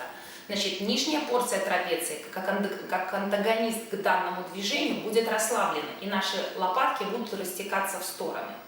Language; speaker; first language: Russian; native; Russian